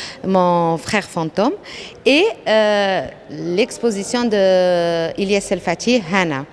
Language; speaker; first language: French; non-native, local second language; Arabic